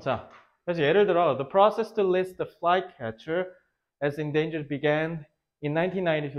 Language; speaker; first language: English; non-native, fluent; Korean